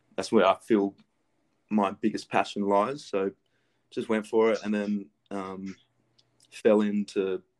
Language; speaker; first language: English; early bilingual, other home language; Greek